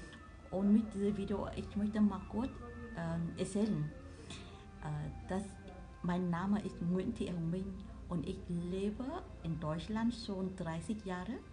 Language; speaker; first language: German; non-native, learner; Vietnamese